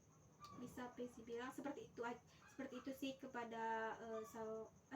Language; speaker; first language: Indonesian; native; Indonesian